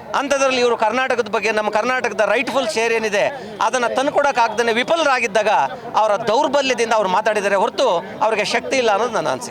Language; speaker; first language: Kannada; native; Kannada